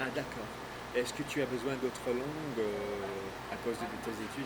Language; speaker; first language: French; non-native, fluent; English